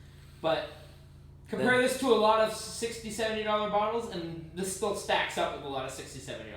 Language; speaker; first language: English; native; English